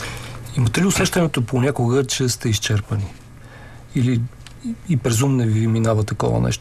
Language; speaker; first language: Bulgarian; native; Bulgarian